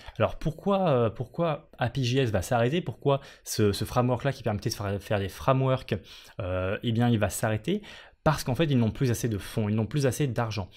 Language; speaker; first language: French; native; French